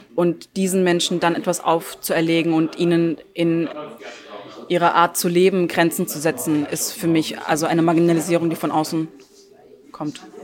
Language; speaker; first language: German; early bilingual, other home language; Turkish